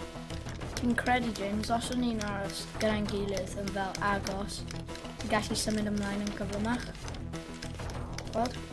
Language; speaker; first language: Welsh; non-native, local second language; English